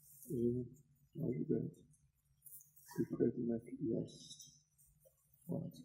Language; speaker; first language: Russian; non-native, learner; English